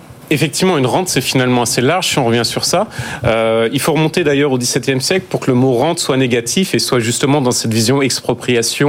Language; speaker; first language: French; native; French